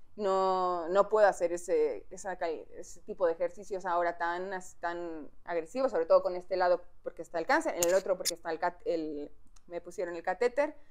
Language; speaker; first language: Spanish; native; Spanish